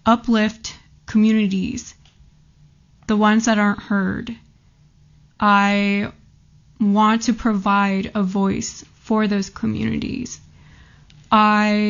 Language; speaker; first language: English; native; English